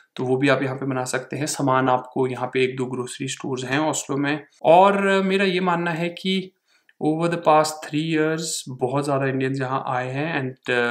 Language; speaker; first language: Hindi; native; Hindi